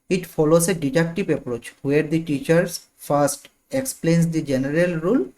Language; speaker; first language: English; non-native, local second language; Assamese